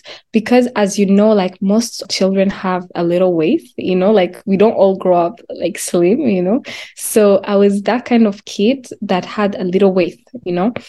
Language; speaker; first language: English; non-native, local second language; Kinyarwanda